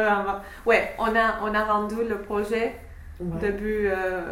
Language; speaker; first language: French; non-native, fluent; English